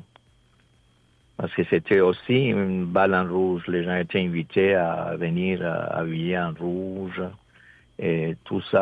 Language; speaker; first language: French; non-native, fluent; Spanish